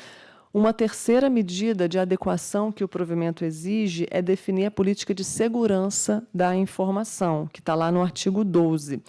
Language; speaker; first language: Portuguese; native; Portuguese